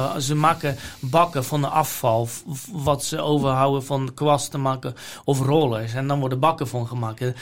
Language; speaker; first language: Dutch; non-native, fluent; Polish